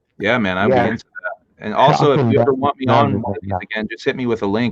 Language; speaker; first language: English; native; English